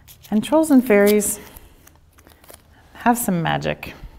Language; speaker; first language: English; native; English